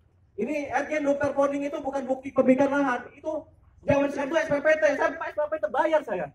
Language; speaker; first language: Indonesian; native; Indonesian